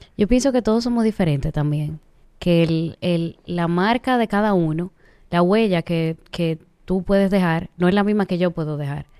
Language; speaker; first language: Spanish; native; Spanish